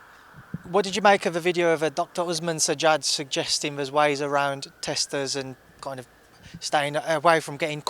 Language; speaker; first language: English; native; English